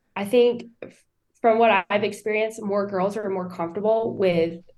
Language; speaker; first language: English; native; English